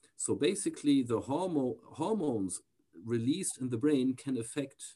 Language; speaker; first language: English; non-native, fluent; German